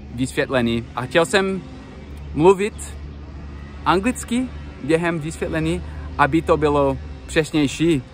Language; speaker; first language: Czech; non-native, learner; English